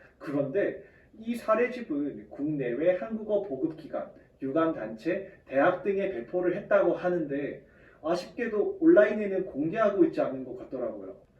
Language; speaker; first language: Korean; native; Korean